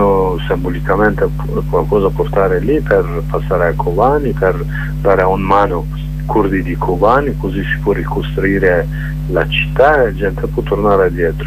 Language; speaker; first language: Italian; non-native, learner; Kurdish